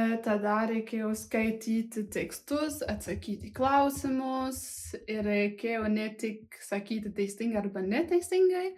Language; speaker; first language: Lithuanian; non-native, learner; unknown